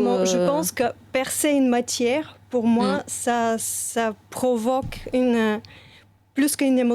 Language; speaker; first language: French; non-native, fluent; Bulgarian